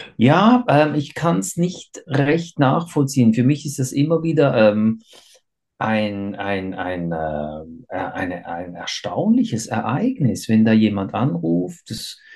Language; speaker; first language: German; native; German